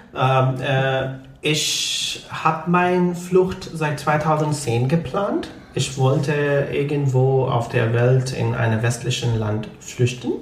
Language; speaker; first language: German; non-native, fluent; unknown